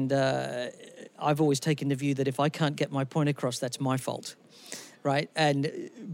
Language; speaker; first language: English; native; English